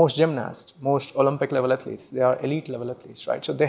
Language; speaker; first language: English; non-native, local second language; Hindi